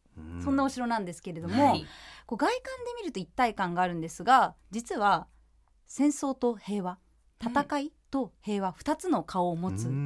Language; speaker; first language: Japanese; native; Japanese